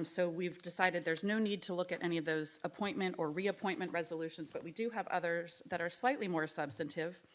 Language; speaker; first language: English; native; English